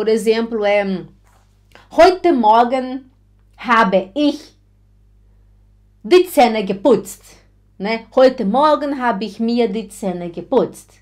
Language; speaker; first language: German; non-native, fluent; Portuguese